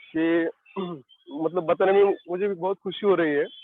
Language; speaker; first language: Hindi; non-native, local second language; Marathi